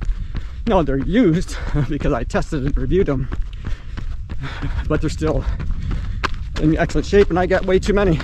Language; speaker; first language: English; native; English